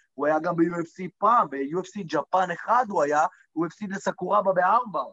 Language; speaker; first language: Hebrew; native; Hebrew